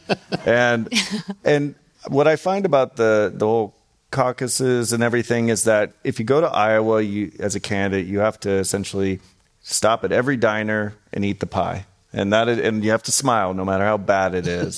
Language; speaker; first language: English; native; English